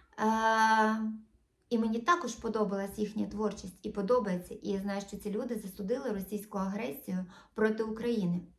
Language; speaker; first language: Ukrainian; non-native, local second language; Russian